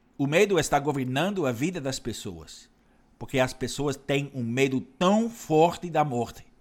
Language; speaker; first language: Portuguese; non-native, fluent; English